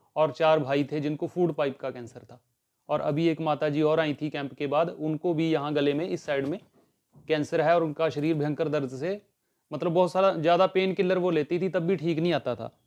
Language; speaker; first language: Hindi; native; Hindi